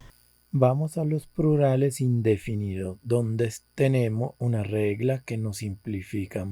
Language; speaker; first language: Spanish; non-native, fluent; Italian